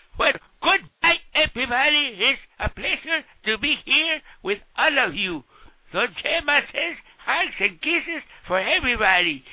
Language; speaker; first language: English; non-native, learner; Spanish